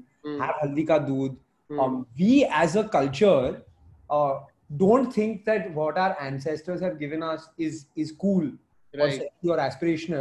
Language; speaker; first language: English; non-native, local second language; Hindi